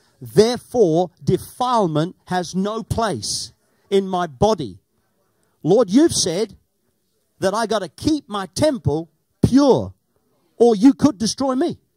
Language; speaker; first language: English; native; English